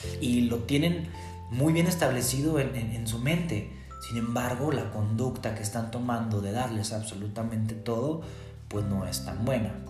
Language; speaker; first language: Spanish; native; Spanish